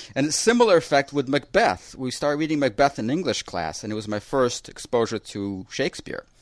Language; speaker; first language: English; early bilingual, other home language; Russian